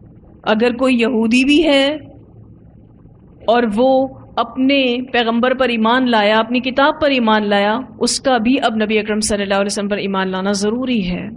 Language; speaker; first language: Urdu; native; Urdu